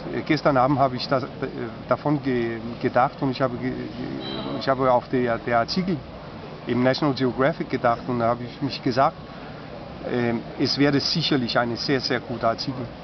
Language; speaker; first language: German; non-native, fluent; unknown